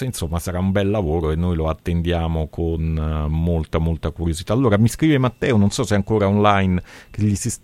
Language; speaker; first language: Italian; native; Italian